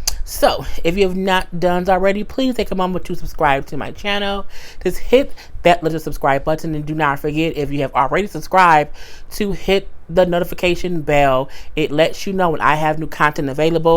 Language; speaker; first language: English; native; English